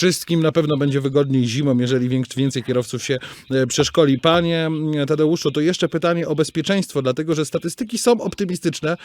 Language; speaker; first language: Polish; native; Polish